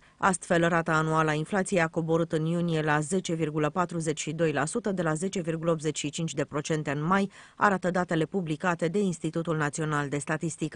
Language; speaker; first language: Romanian; native; Romanian